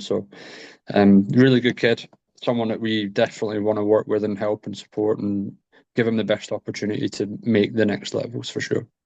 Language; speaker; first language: English; native; English